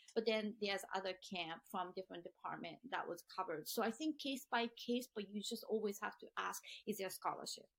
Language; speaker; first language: English; non-native, fluent; Japanese